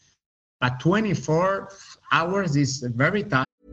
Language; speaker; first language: English; non-native, learner; Spanish